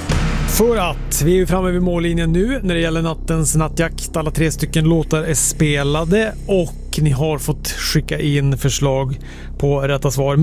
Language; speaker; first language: Swedish; native; Swedish